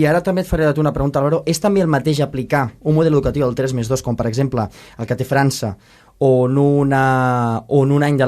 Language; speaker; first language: Catalan; native; Catalan